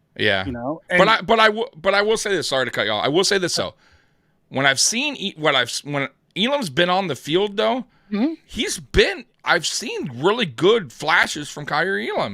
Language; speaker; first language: English; native; English